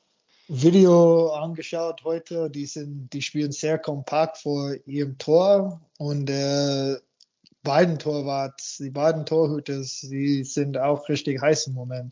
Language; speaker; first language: German; non-native, fluent; English